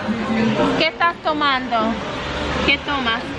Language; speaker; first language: Spanish; non-native, fluent; English